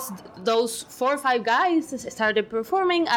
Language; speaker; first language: English; non-native, fluent; Spanish